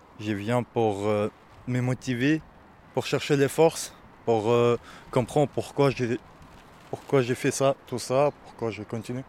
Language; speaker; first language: French; non-native, learner; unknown